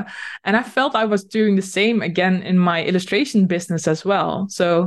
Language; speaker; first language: English; non-native, fluent; Dutch